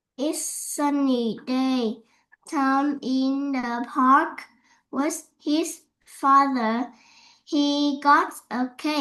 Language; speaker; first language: English; non-native, learner; Vietnamese